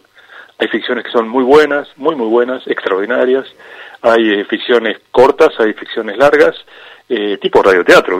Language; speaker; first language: Spanish; native; Spanish